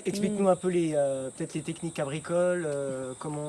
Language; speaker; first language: French; native; French